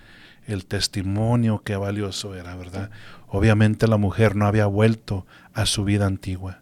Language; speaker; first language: Spanish; native; Spanish